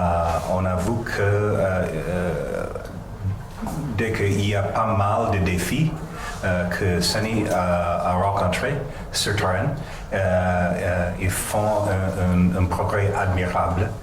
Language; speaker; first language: French; non-native, fluent; English